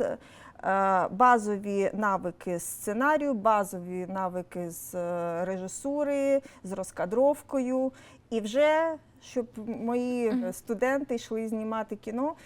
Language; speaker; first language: Ukrainian; non-native, local second language; Russian